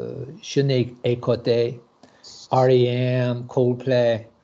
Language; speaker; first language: French; non-native, learner; English